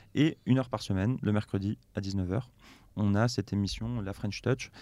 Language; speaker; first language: French; native; French